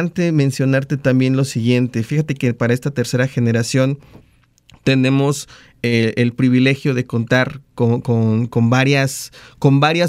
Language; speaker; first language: Spanish; native; Spanish